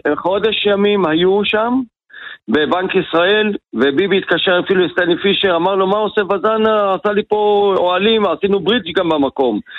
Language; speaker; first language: Hebrew; native; Hebrew